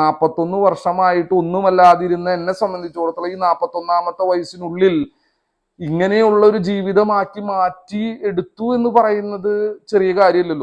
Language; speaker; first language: Malayalam; native; Malayalam